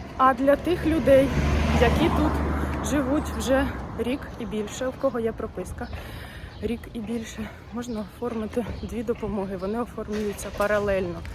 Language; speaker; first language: Ukrainian; non-native, local second language; Russian